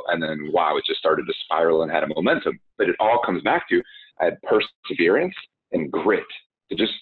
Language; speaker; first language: English; native; English